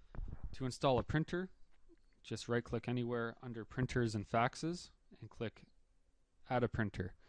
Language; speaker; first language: English; native; English